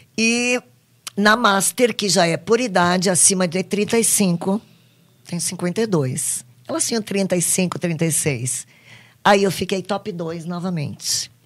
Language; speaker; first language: Portuguese; native; Portuguese